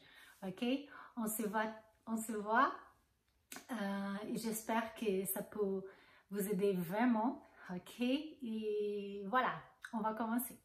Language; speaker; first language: French; non-native, fluent; Portuguese